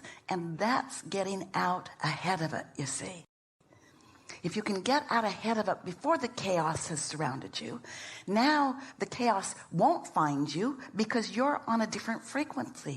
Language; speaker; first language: English; native; English